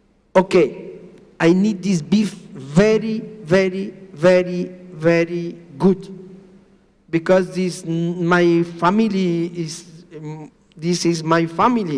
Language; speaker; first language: English; non-native, learner; Spanish